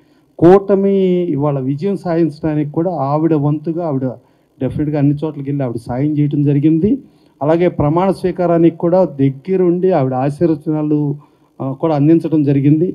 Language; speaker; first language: Telugu; native; Telugu